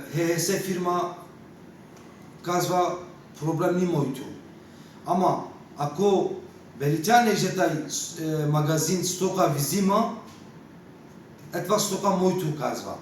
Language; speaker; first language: Bulgarian; non-native, learner; Turkish